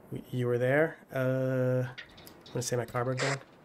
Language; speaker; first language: English; native; English